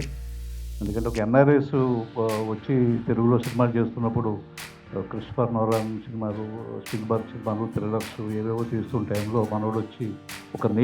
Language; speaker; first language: Telugu; native; Telugu